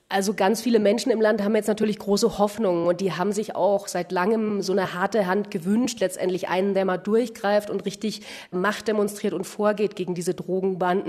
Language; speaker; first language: German; native; German